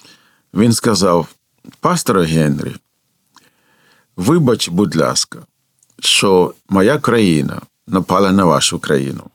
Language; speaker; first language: Ukrainian; non-native, fluent; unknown